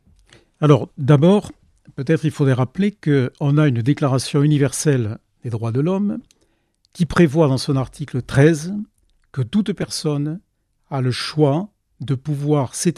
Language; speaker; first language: French; native; French